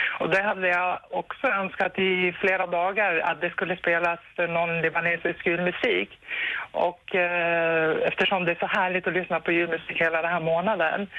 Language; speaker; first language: Swedish; non-native, fluent; Arabic